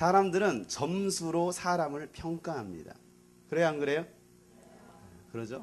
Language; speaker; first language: Korean; native; Korean